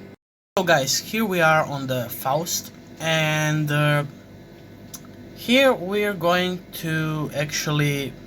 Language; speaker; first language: English; non-native, fluent; Croatian